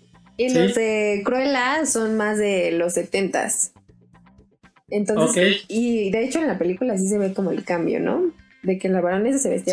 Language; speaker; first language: Spanish; native; Spanish